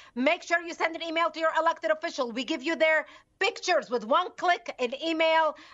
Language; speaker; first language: English; non-native, fluent; Arabic